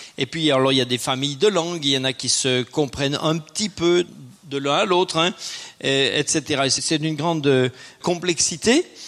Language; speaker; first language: French; native; French